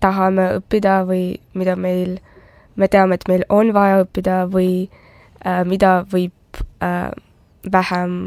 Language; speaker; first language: Estonian; non-native, local second language; Russian